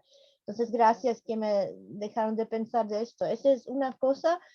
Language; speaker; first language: Spanish; non-native, fluent; Czech